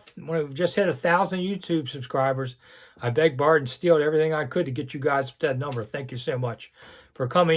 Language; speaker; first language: English; native; English